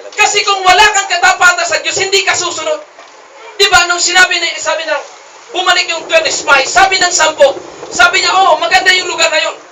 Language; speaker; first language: Filipino; non-native, local second language; Cebuano